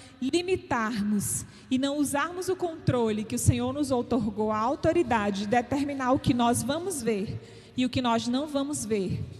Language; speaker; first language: Portuguese; native; Portuguese